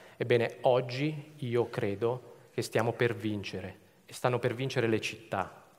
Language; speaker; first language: Italian; native; Italian